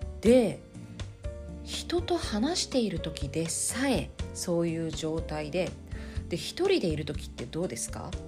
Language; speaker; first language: Japanese; native; Japanese